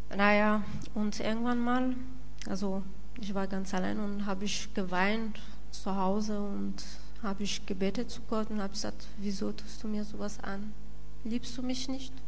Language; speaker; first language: German; non-native, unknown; French